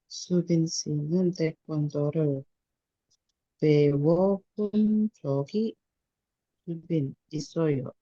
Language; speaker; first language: Korean; non-native, learner; Indonesian